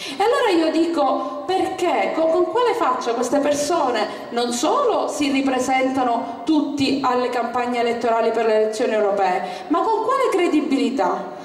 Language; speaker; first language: Italian; native; Italian